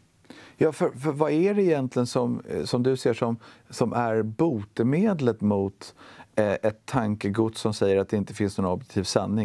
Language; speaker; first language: Swedish; native; Swedish